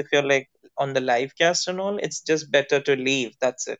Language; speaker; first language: English; non-native, local second language; Hindi